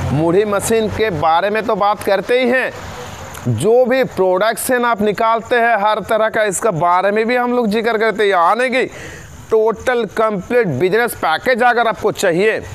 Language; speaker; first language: Hindi; non-native, local second language; Bangla